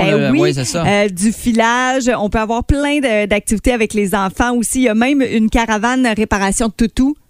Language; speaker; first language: French; native; French